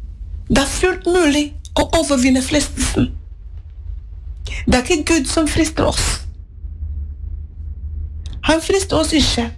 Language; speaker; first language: Norwegian; non-native, fluent; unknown